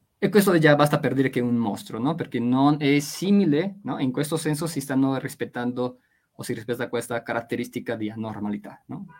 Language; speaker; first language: Italian; non-native, fluent; Spanish